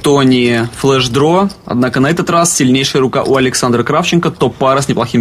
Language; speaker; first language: Russian; native; Russian